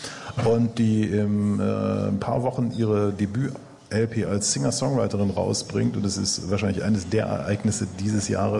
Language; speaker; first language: German; native; German